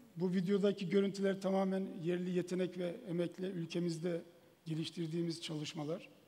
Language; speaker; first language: Turkish; native; Turkish